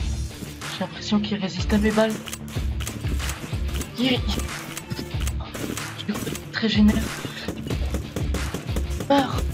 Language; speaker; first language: French; native; French